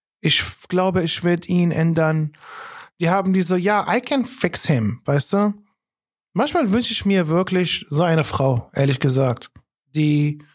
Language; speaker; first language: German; non-native, fluent; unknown